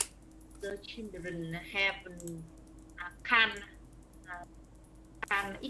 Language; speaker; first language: English; non-native, learner; Vietnamese